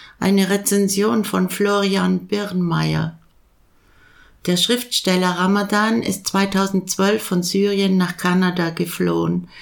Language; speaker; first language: German; native; German